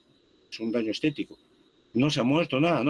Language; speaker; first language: Spanish; native; Spanish